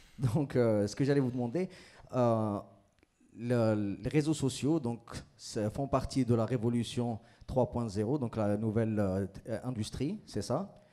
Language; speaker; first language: French; non-native, local second language; Arabic